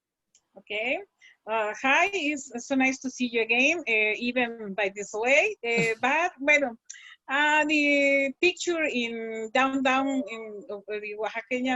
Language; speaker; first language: English; non-native, learner; Spanish